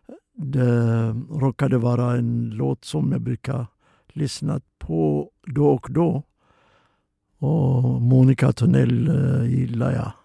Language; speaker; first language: Swedish; non-native, fluent; Oromo